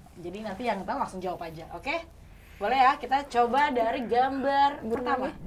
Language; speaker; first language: Indonesian; native; Indonesian